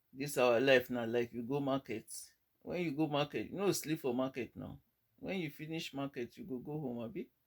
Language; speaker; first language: Nigerian Pidgin; non-native, local second language; Yoruba